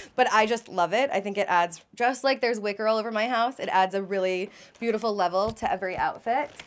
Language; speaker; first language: English; native; English